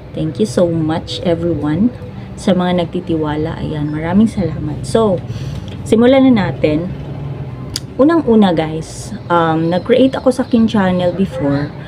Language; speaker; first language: Filipino; non-native, local second language; Cebuano